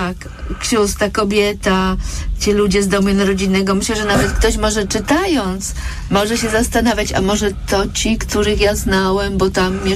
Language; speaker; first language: Polish; native; Polish